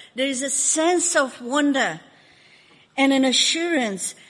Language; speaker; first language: English; non-native, fluent; Hungarian